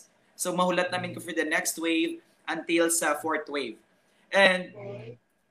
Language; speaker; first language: English; non-native, local second language; Hiligaynon